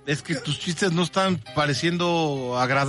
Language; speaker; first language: Spanish; native; Spanish